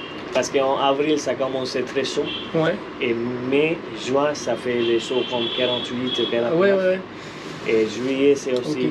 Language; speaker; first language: French; non-native, fluent; Hindi